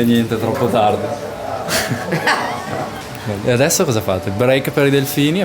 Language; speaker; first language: Italian; native; Italian